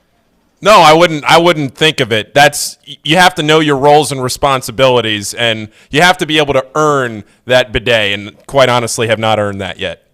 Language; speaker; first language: English; native; English